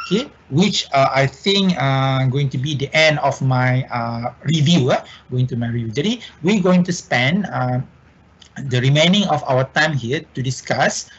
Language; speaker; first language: English; non-native, local second language; Malay